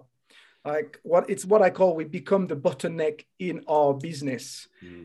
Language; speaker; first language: English; non-native, fluent; French